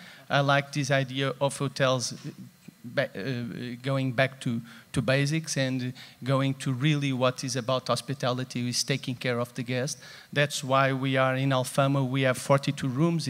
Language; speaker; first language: English; non-native, fluent; Portuguese